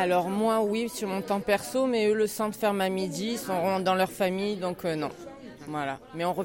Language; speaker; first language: French; native; French